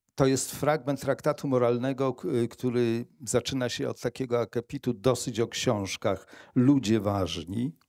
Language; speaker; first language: Polish; native; Polish